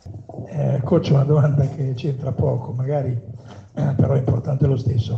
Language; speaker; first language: Italian; native; Italian